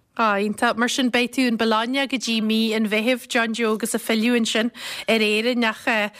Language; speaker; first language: Irish; native; Irish